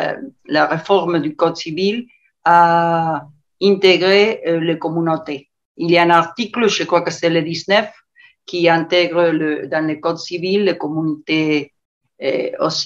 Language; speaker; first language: French; non-native, learner; Spanish